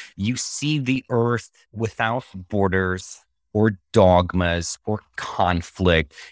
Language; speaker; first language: English; early bilingual, other home language; Russian